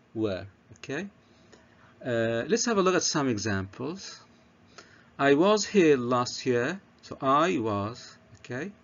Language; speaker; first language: English; non-native, fluent; Arabic